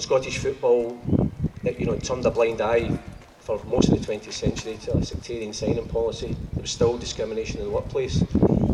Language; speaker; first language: English; native; English